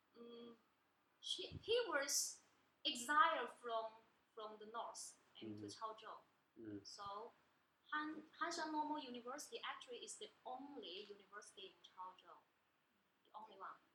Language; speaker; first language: English; non-native, learner; Chinese